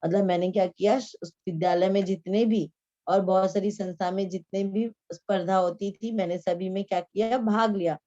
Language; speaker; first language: Hindi; non-native, local second language; Marathi